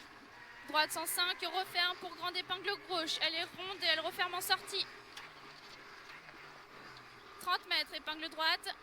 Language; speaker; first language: French; native; French